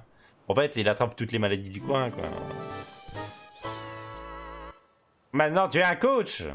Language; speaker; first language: French; native; French